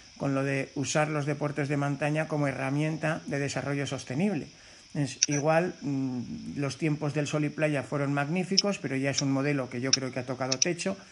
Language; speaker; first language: Spanish; native; Spanish